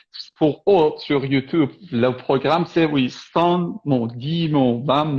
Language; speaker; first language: French; non-native, fluent; Persian